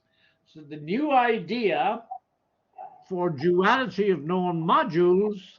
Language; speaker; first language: English; native; English